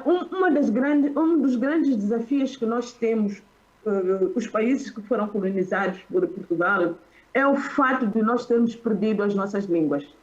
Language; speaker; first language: Portuguese; non-native, local second language; Tsonga